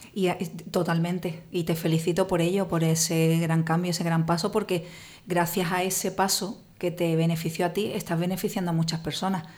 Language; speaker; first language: Spanish; native; Spanish